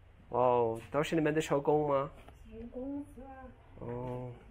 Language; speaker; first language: Chinese; non-native, learner; Turkish